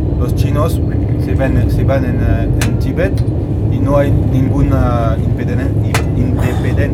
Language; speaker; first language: Spanish; non-native, learner; French